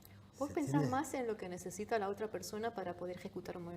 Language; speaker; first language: Spanish; native; Spanish